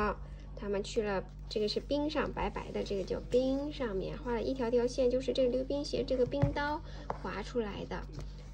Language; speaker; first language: Chinese; native; Chinese